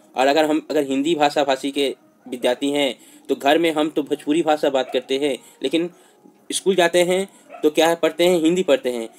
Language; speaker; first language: Hindi; non-native, local second language; Bhojpuri